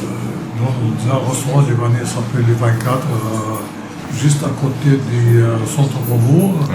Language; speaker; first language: French; non-native, local second language; Arabic